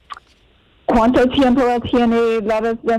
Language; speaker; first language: Spanish; non-native, fluent; English